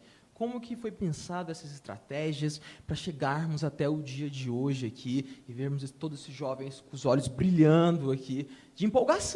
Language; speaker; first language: Portuguese; native; Portuguese